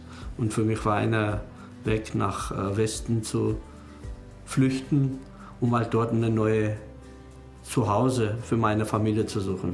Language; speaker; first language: German; non-native, fluent; Armenian